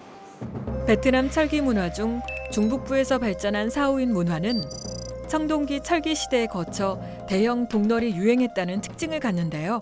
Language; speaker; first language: Korean; native; Korean